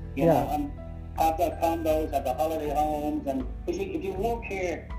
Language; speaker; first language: English; native; English